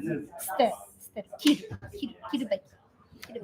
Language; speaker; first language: Japanese; non-native, fluent; Chinese